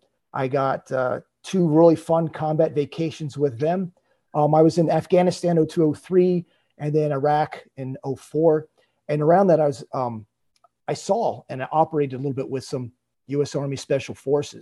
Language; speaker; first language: English; native; English